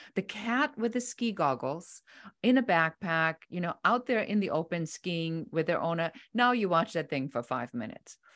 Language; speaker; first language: English; non-native, fluent; German